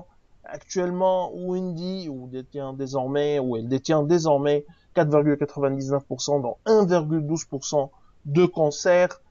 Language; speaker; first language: French; non-native, local second language; Arabic